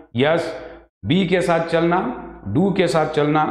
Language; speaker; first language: Hindi; non-native, local second language; Marathi